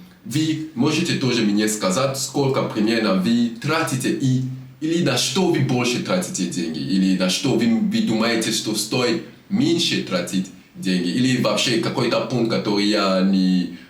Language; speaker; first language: Russian; non-native, fluent; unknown